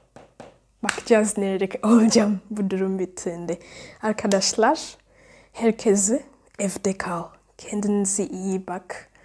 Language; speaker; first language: Turkish; non-native, learner; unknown